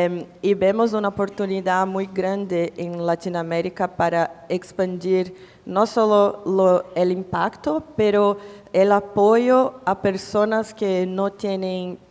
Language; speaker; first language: Spanish; non-native, fluent; Portuguese